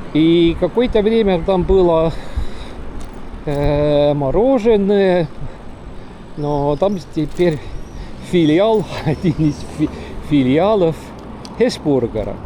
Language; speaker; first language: Russian; non-native, local second language; Estonian